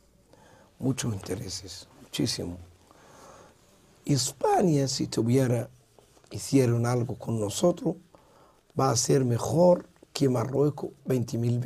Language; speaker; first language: Spanish; non-native, learner; Arabic